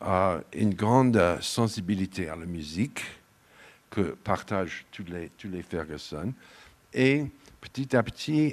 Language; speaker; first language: French; non-native, fluent; English